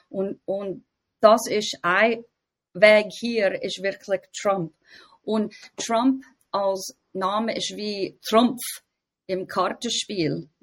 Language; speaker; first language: German; non-native, fluent; English